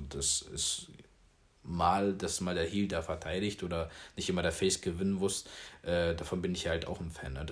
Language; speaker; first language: German; native; German